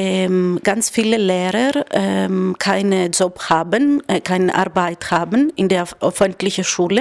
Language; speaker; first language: German; non-native, fluent; Greek